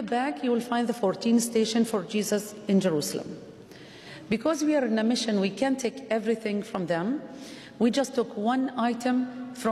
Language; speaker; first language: English; non-native, fluent; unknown